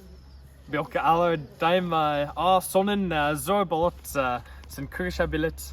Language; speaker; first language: Kyrgyz; non-native, learner; English